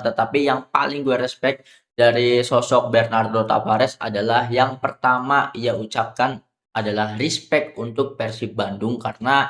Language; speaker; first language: Indonesian; native; Indonesian